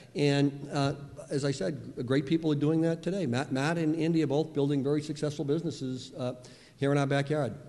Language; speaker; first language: English; native; English